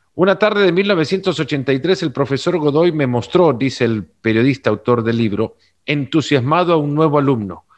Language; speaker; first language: Spanish; native; Spanish